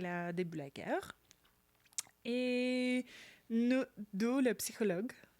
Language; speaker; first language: French; non-native, learner; Ukrainian